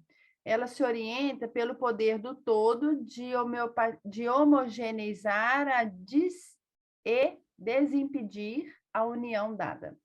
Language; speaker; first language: Portuguese; native; Portuguese